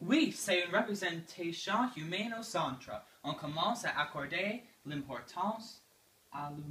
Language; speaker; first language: French; non-native, learner; English